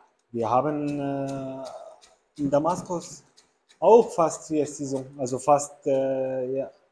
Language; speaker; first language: German; non-native, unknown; Arabic